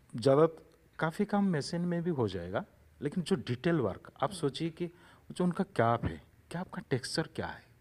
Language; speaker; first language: Hindi; non-native, local second language; Odia